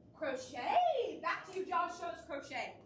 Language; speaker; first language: English; native; English